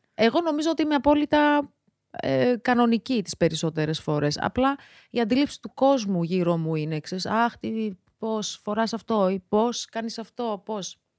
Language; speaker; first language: Greek; early bilingual, other home language; Georgian